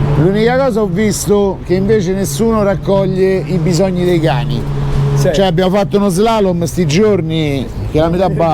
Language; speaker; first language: Italian; native; Italian